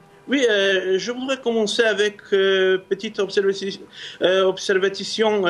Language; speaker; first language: French; non-native, fluent; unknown